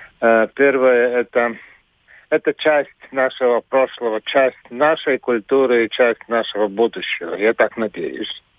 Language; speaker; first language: Russian; non-native, local second language; Latvian